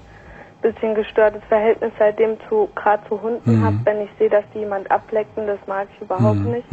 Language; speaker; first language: German; native; German